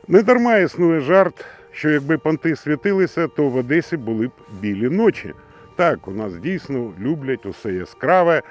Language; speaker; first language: Ukrainian; native; Ukrainian